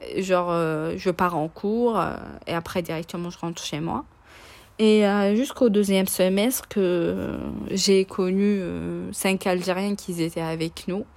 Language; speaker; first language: French; non-native, local second language; Arabic